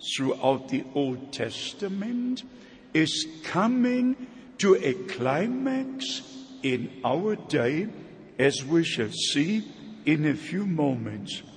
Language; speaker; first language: English; non-native, fluent; German